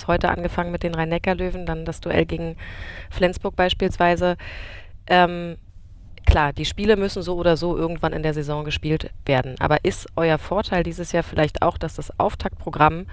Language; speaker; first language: German; native; German